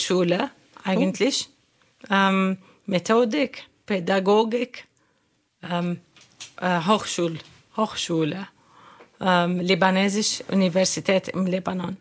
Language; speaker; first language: German; non-native, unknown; Arabic